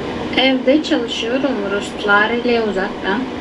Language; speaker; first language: Turkish; non-native, learner; Filipino